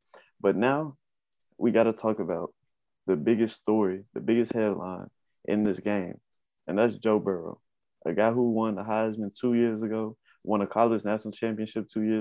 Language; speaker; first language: English; native; English